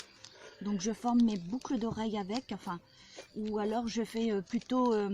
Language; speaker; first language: French; native; French